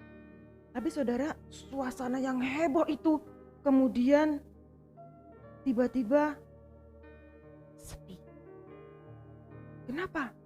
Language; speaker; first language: Indonesian; native; Indonesian